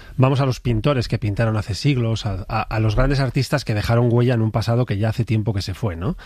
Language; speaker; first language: Spanish; native; Spanish